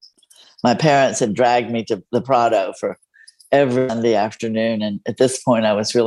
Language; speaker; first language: English; non-native, fluent; Spanish